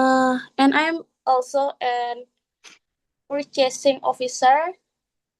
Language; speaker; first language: English; non-native, learner; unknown